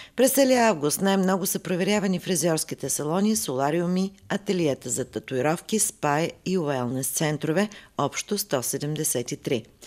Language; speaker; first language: Bulgarian; native; Bulgarian